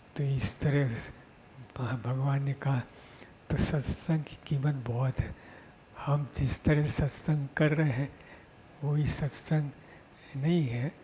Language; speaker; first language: Hindi; non-native, local second language; Gujarati